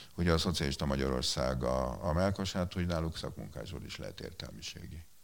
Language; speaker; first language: Hungarian; native; Hungarian